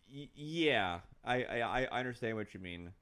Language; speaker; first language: English; native; English